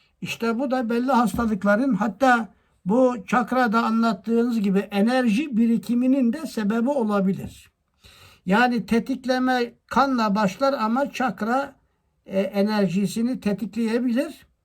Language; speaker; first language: Turkish; native; Turkish